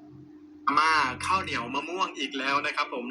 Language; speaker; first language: Thai; native; Thai